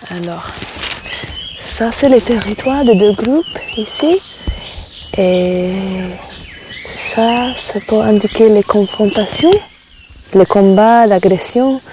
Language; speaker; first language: French; non-native, fluent; English